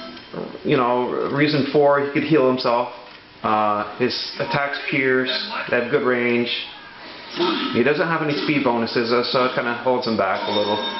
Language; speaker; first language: English; native; English